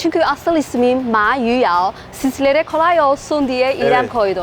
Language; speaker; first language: Turkish; non-native, learner; Chinese